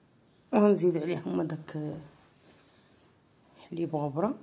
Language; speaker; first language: Arabic; native; Arabic